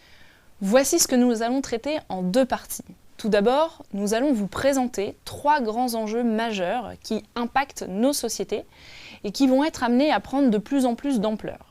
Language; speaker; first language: French; native; French